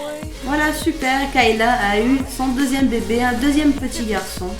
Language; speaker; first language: French; native; French